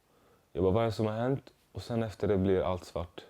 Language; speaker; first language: Swedish; non-native, fluent; Arabic